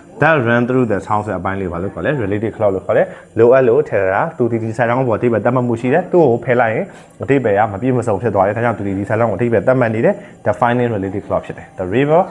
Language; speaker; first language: Burmese; native; Burmese